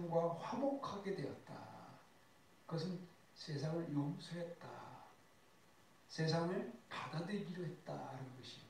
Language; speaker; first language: Korean; native; Korean